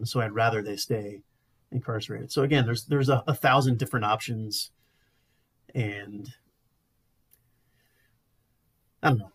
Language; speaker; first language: English; native; English